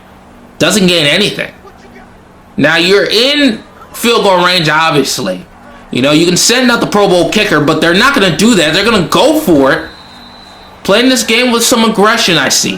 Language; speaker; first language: English; native; English